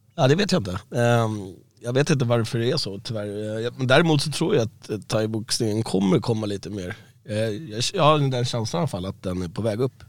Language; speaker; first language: Swedish; native; Swedish